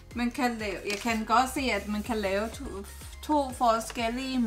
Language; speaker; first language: Danish; non-native, learner; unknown